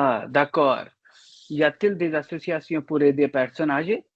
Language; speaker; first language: French; non-native, learner; Hindi